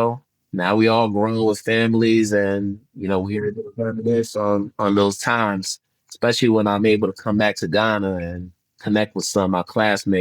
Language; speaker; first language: English; early bilingual, other home language; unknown